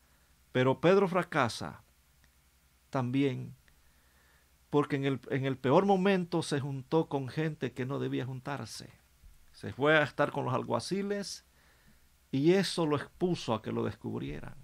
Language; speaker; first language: Spanish; native; Spanish